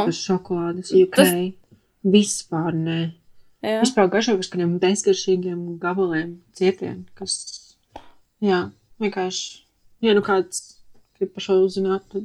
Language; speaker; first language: Latvian; non-native, local second language; Russian